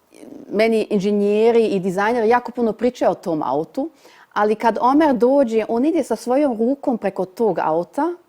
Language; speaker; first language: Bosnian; early bilingual, heritage; Bosnian